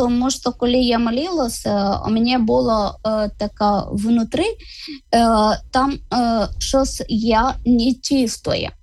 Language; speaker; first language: Ukrainian; non-native, learner; Malayalam